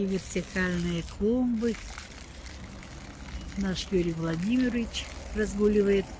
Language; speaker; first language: Russian; native; Russian